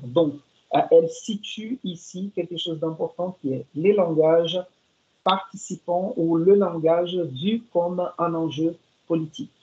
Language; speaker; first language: French; non-native, fluent; Portuguese